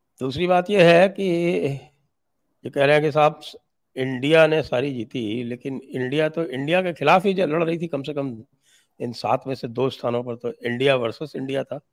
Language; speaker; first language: Hindi; native; Hindi